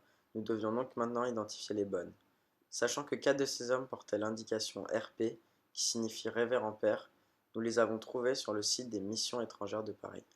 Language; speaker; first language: French; native; French